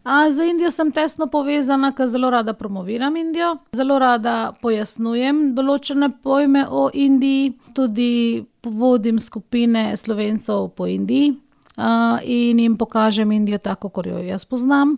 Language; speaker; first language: Slovenian; non-native, fluent; Hindi